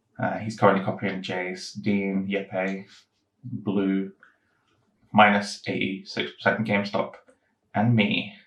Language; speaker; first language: English; native; English